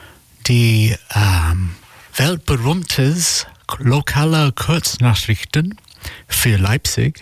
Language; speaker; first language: German; non-native, learner; English